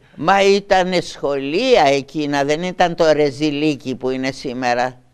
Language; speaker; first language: Greek; native; Greek